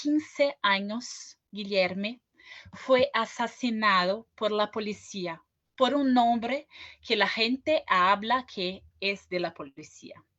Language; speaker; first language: Spanish; non-native, fluent; Portuguese